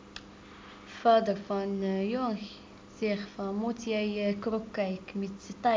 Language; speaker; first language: Dutch; non-native, learner; Arabic